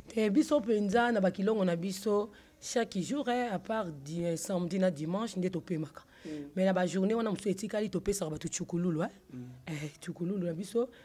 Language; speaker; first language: Lingala; non-native, local second language; Kongo